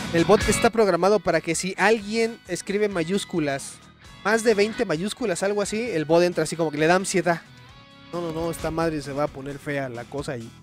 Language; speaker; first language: Spanish; native; Spanish